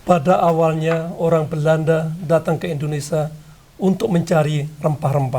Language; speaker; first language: Indonesian; non-native, local second language; Javanese